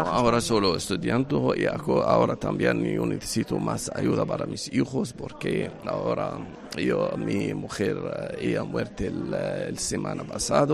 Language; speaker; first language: Spanish; non-native, learner; Arabic